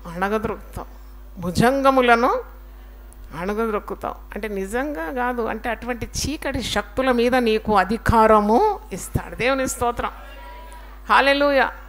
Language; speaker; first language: Telugu; native; Telugu